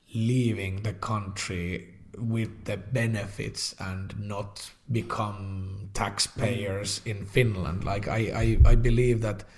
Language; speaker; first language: English; non-native, fluent; Finnish